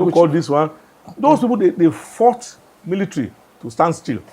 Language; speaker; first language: English; non-native, local second language; Yoruba